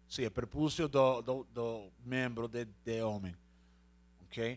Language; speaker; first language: Portuguese; non-native, learner; Spanish